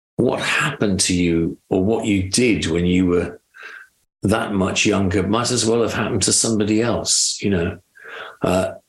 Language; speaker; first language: English; native; English